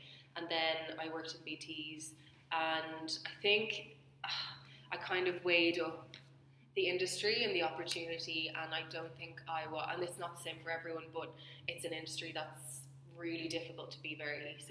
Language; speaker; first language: English; native; English